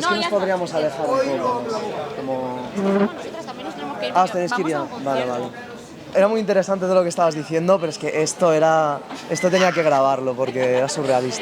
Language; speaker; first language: Spanish; native; Spanish